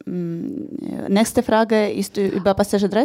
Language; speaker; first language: German; non-native, learner; Ukrainian